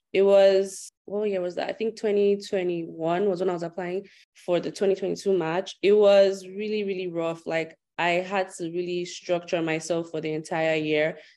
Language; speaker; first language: English; non-native, local second language; Yoruba